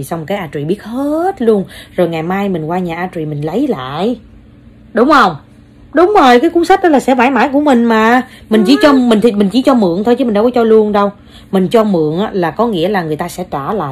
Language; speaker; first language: Vietnamese; native; Vietnamese